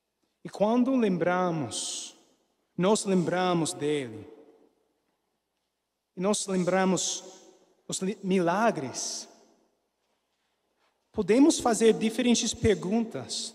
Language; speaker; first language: Portuguese; non-native, learner; English